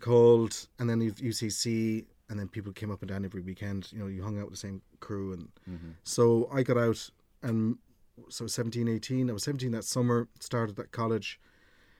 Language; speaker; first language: English; native; English